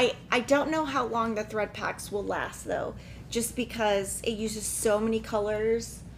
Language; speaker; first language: English; native; English